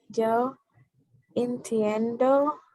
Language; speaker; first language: Spanish; non-native, learner; English